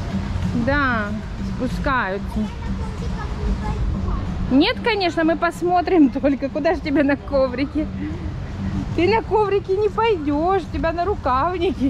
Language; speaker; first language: Russian; native; Russian